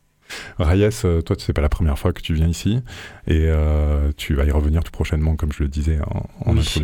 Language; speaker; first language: French; native; French